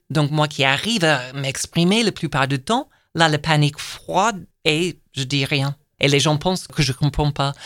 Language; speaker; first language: French; non-native, fluent; English